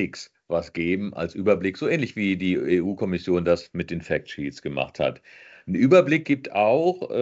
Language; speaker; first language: German; native; German